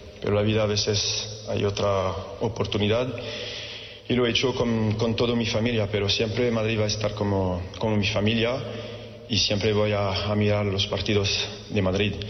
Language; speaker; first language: Spanish; non-native, fluent; French